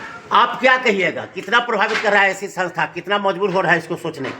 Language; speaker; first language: Hindi; native; Hindi